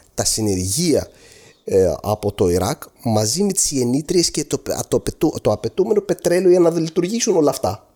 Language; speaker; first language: Greek; non-native, fluent; Arabic